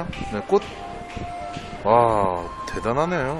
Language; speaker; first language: Korean; native; Korean